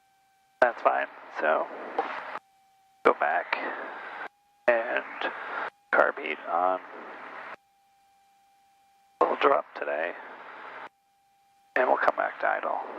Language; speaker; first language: English; native; English